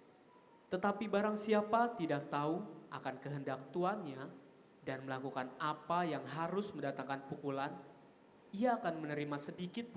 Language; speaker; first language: Indonesian; native; Indonesian